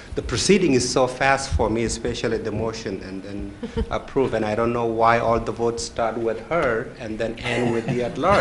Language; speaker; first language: English; non-native, fluent; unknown